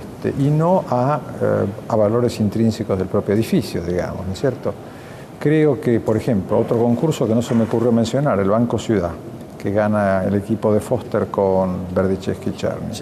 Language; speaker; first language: Spanish; native; Spanish